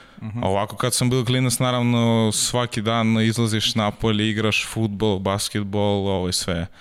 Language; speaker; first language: Serbian; non-native, learner; Russian